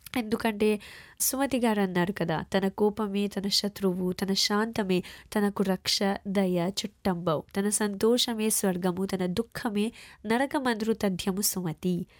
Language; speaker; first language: Telugu; early bilingual, heritage; Telugu